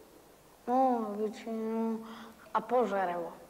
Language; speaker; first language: Italian; non-native, learner; Serbian